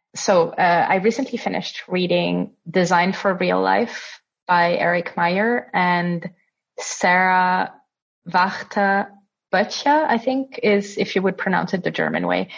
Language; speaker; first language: English; non-native, fluent; Italian